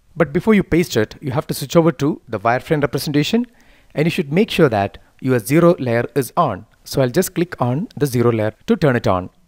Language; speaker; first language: English; non-native, local second language; Malayalam